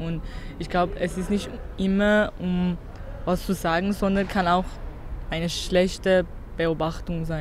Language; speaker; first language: German; non-native, fluent; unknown